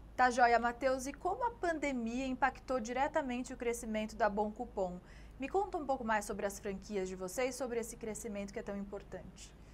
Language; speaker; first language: Portuguese; native; Portuguese